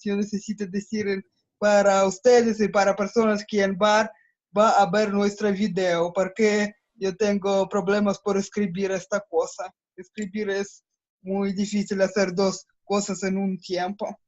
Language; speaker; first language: Spanish; non-native, learner; Russian